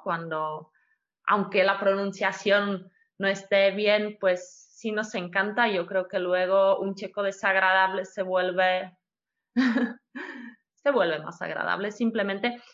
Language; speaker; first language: Spanish; non-native, fluent; Czech